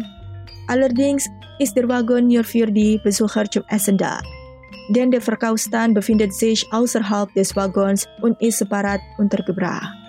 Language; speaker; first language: German; non-native, fluent; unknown